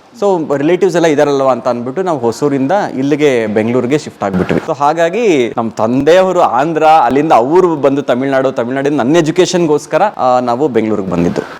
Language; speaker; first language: Kannada; non-native, local second language; Telugu